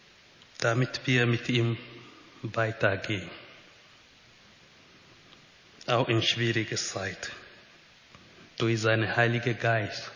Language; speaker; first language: German; non-native, fluent; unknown